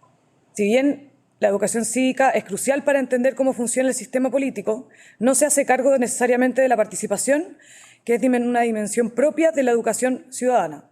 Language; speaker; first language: Spanish; native; Spanish